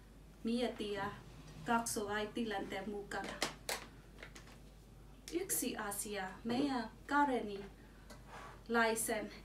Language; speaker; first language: Finnish; non-native, learner; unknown